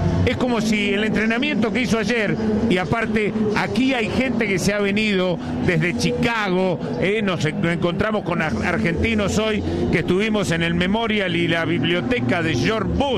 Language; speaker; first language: Spanish; native; Spanish